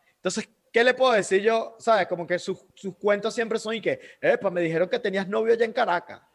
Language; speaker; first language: Spanish; native; Spanish